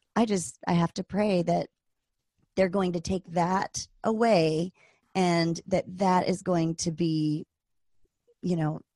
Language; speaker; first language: English; native; English